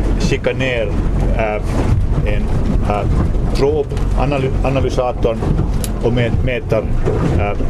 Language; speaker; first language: Swedish; non-native, local second language; Finnish